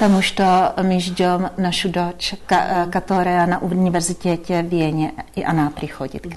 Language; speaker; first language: Russian; non-native, learner; Czech